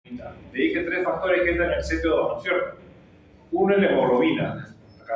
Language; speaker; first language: Spanish; native; Spanish